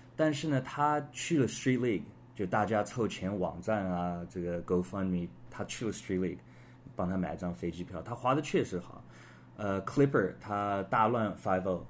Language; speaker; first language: Chinese; early bilingual, heritage; Chinese